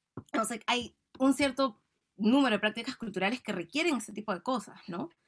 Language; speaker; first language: Spanish; native; Spanish